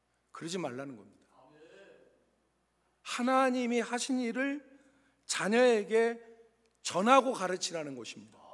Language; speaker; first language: Korean; native; Korean